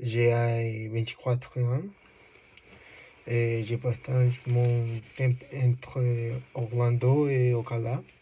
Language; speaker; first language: French; non-native, learner; Spanish